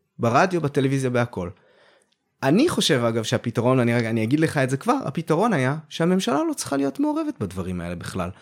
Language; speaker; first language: Hebrew; native; Hebrew